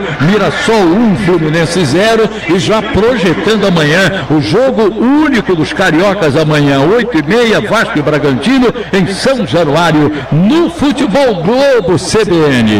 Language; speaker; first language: Portuguese; native; Portuguese